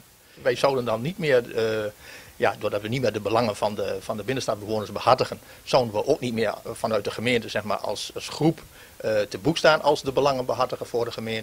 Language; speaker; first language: Dutch; native; Dutch